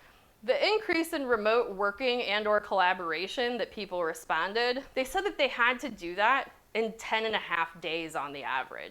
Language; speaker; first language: English; native; English